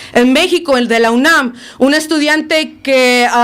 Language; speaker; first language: Spanish; early bilingual, other home language; English